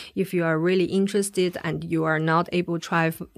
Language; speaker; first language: English; non-native, fluent; Chinese